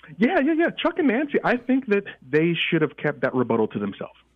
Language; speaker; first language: English; early bilingual, other home language; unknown